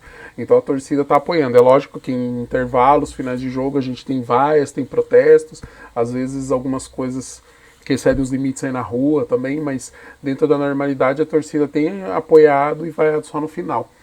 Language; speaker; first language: Portuguese; native; Portuguese